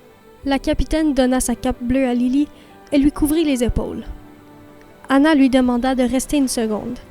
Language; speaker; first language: French; native; French